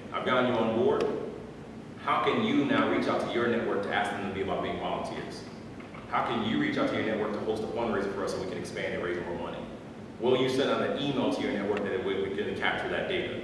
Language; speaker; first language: English; native; English